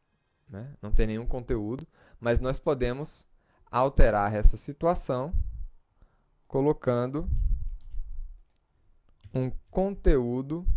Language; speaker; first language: Portuguese; native; Portuguese